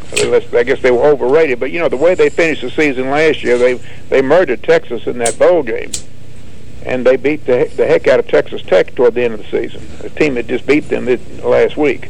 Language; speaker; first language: English; native; English